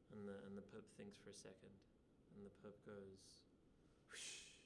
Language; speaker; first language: English; native; English